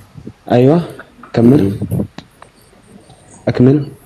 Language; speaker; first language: Arabic; native; Arabic